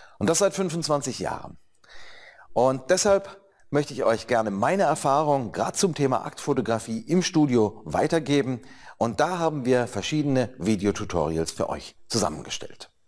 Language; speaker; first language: German; native; German